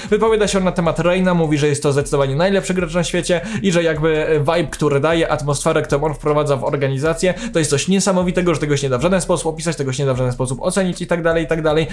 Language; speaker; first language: Polish; native; Polish